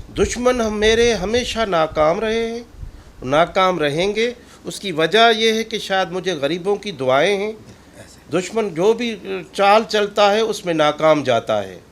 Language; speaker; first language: Urdu; non-native, local second language; Sindhi